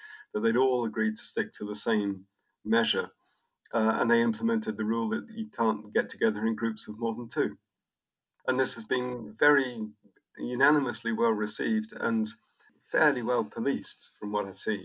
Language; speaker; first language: English; native; English